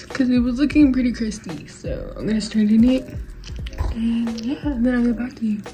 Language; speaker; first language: English; native; English